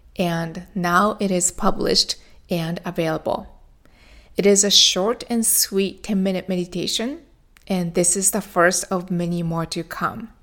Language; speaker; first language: English; non-native, fluent; Japanese